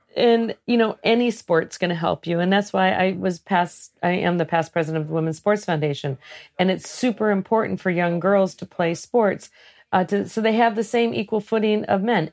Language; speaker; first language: English; native; English